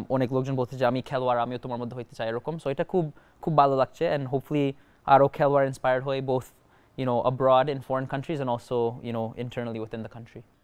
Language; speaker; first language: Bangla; early bilingual, heritage; Bangla